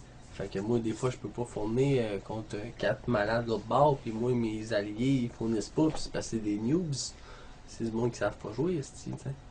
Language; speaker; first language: French; native; French